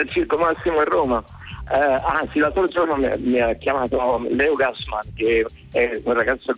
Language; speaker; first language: Italian; native; Italian